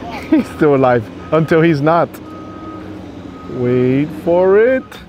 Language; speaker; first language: English; early bilingual, other home language; Spanish